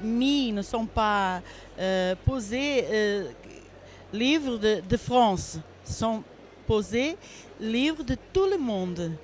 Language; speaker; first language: French; non-native, learner; Portuguese